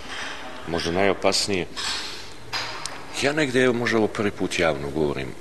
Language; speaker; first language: Serbian; native; Serbian